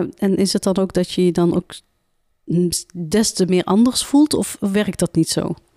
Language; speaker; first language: Dutch; early bilingual, other home language; Central Atlas Tamazight